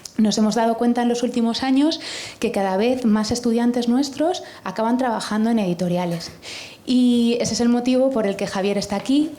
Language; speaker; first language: Spanish; native; Spanish